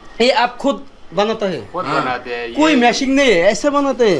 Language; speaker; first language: Hindi; non-native, learner; Bangla